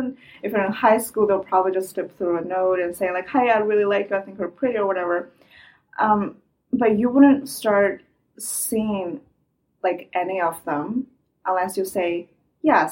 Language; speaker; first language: English; non-native, fluent; Chinese